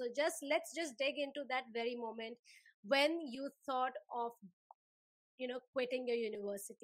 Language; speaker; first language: English; non-native, local second language; Hindi